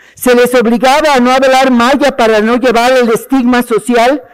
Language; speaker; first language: Spanish; native; Spanish